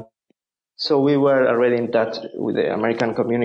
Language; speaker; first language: English; non-native, fluent; Spanish